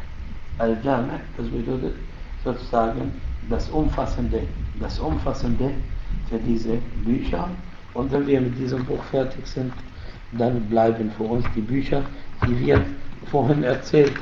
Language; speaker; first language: German; non-native, fluent; Arabic